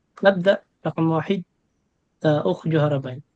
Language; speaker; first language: Arabic; non-native, fluent; Filipino